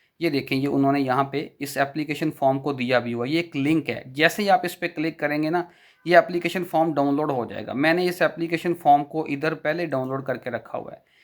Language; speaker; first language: Urdu; non-native, local second language; Punjabi